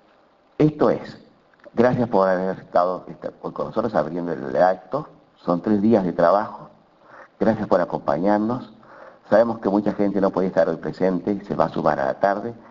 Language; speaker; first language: Spanish; native; Spanish